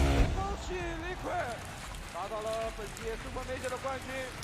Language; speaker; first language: Chinese; native; Chinese